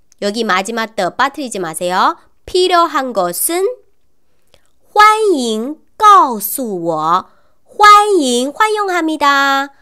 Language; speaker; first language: Korean; non-native, learner; Chinese